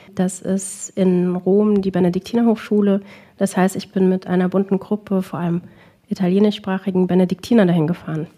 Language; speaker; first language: German; early bilingual, other home language; Arabic